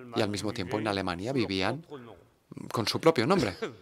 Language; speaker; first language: Spanish; non-native, fluent; German